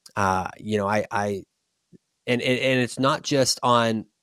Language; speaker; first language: English; native; English